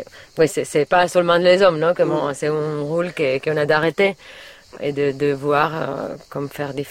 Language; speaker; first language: French; non-native, learner; Catalan